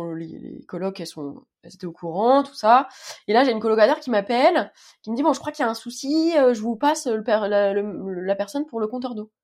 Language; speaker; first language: French; native; French